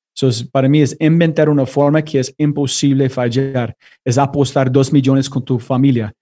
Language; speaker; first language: Spanish; non-native, fluent; English